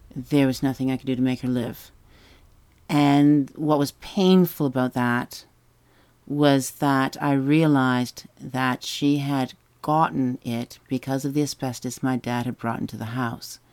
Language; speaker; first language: English; native; English